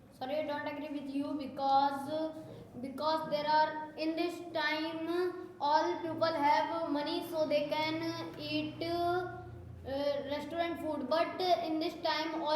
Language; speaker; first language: English; non-native, learner; Hindi